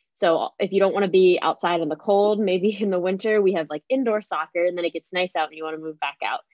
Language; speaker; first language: English; native; English